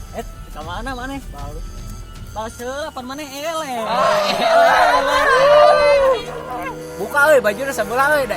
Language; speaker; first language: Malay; non-native, local second language; Sundanese